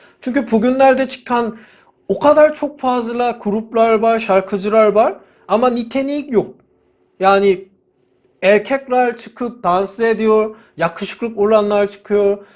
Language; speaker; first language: Turkish; non-native, fluent; Korean